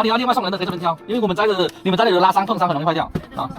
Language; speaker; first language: Chinese; native; Chinese